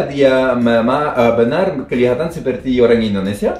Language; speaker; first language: Indonesian; non-native, fluent; French